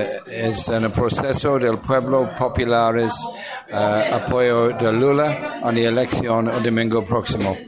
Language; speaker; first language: Spanish; non-native, learner; English